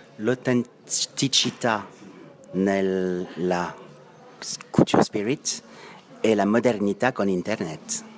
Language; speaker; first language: Italian; non-native, learner; French